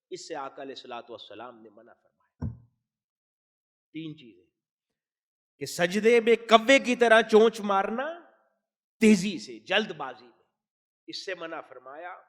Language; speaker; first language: Urdu; native; Urdu